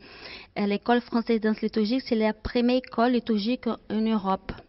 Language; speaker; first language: French; non-native, fluent; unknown